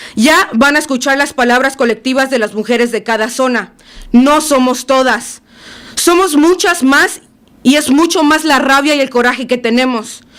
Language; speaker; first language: Spanish; early bilingual, other home language; English